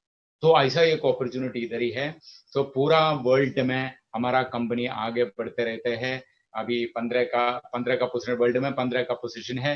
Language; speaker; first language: Hindi; non-native, local second language; Malayalam